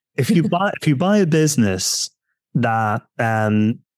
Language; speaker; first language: English; native; English